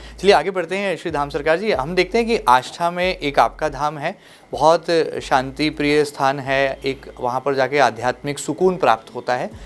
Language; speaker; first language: Hindi; native; Hindi